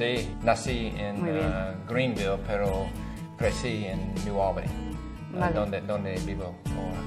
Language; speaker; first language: Spanish; non-native, learner; English